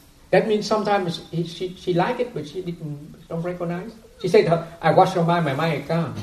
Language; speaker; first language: English; non-native, fluent; Vietnamese